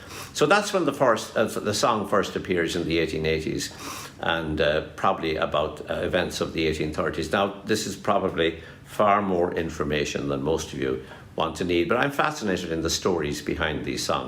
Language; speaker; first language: English; native; English